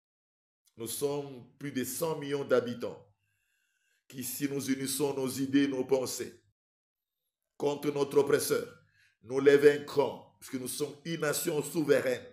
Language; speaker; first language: French; non-native, local second language; Lingala